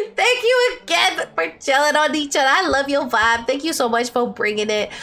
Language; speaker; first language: English; native; English